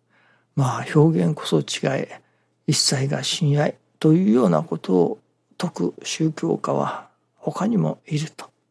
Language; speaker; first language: Japanese; native; Japanese